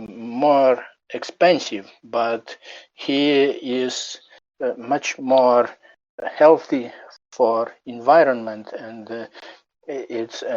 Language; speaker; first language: English; non-native, learner; Ukrainian